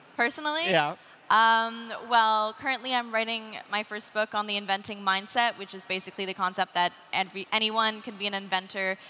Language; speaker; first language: English; native; English